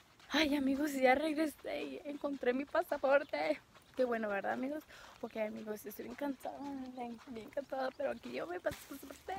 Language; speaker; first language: Spanish; early bilingual, heritage; Spanish